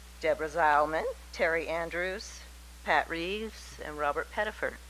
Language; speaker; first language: English; native; English